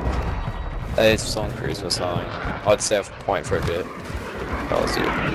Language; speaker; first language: English; native; English